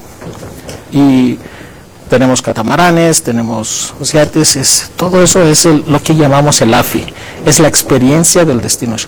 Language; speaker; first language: Spanish; non-native, fluent; Greek